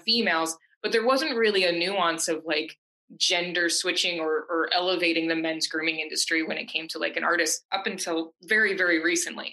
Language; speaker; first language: English; native; English